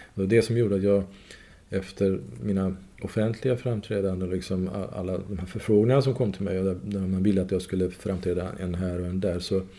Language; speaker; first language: Swedish; non-native, fluent; Persian